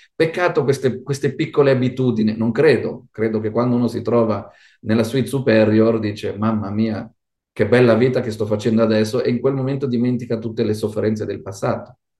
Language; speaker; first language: Italian; non-native, fluent; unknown